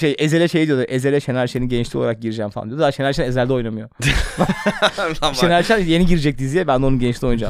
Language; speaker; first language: Turkish; native; Turkish